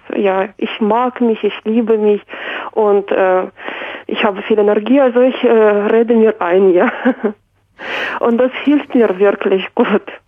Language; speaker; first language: German; non-native, fluent; Russian